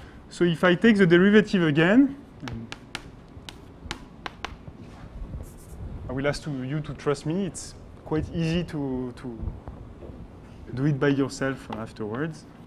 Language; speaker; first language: English; non-native, fluent; French